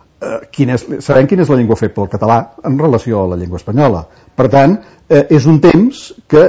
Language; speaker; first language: Catalan; native; Catalan